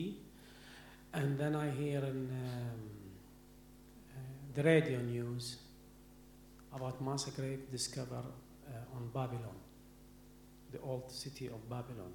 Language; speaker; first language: English; non-native, learner; Arabic